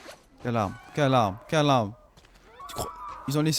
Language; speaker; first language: French; native; French